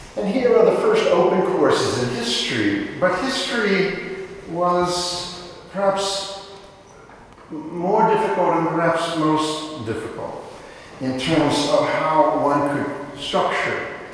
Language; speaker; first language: English; native; English